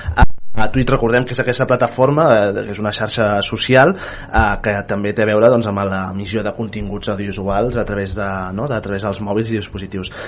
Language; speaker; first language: Catalan; native; Catalan